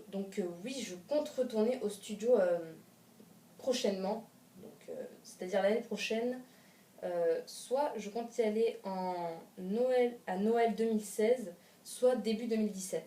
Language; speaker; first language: French; native; French